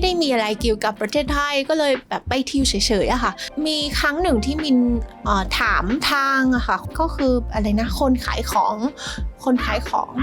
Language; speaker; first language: Thai; non-native, fluent; Vietnamese